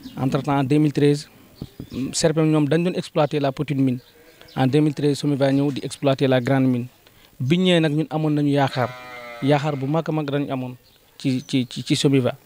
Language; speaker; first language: Wolof; non-native, local second language; Fula